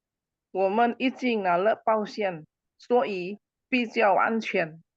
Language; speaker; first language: Chinese; non-native, learner; Indonesian